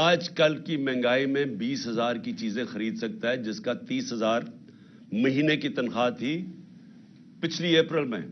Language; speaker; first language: Urdu; native; Urdu